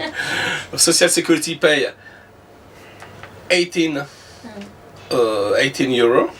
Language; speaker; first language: English; non-native, learner; French